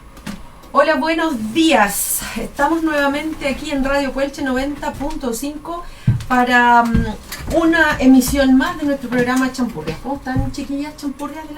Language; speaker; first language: Spanish; native; Spanish